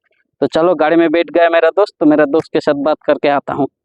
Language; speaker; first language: Hindi; non-native, learner; Bangla